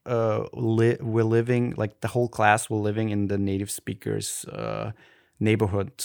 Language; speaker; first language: English; non-native, fluent; German